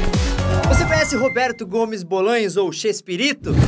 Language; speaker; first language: Portuguese; native; Portuguese